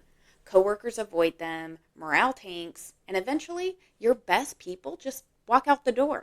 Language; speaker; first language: English; native; English